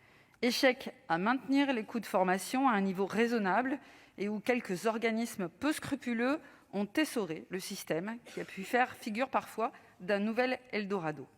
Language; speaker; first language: French; native; French